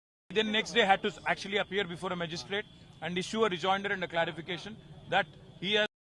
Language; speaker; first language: English; non-native, local second language; Telugu